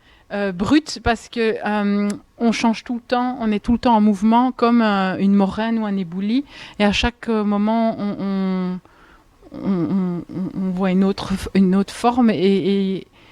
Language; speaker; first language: French; native; French